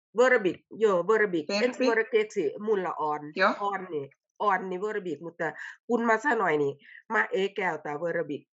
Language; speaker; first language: Finnish; non-native, learner; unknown